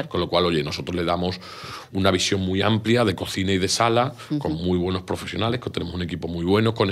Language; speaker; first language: Spanish; native; Spanish